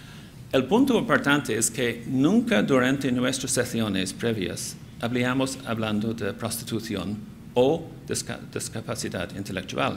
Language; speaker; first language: Spanish; non-native, fluent; English